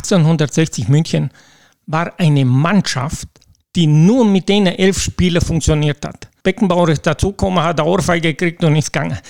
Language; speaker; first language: German; non-native, local second language; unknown